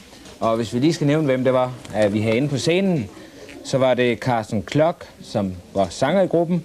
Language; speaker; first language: Danish; native; Danish